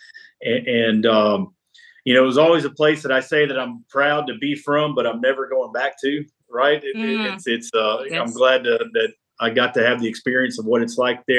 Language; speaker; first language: English; native; English